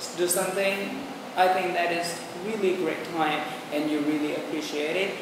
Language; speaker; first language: English; non-native, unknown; Vietnamese